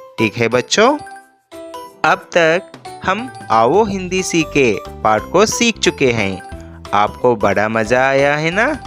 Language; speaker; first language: Hindi; non-native, local second language; Telugu